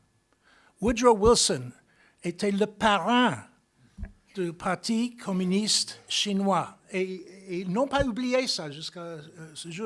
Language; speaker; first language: French; non-native, fluent; English